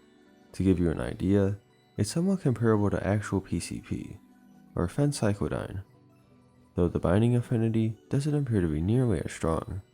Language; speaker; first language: English; native; English